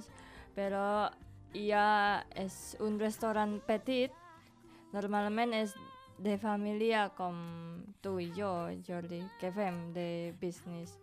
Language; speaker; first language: Catalan; non-native, learner; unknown